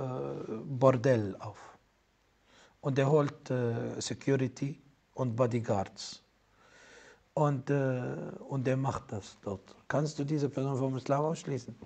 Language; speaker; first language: German; non-native, fluent; Arabic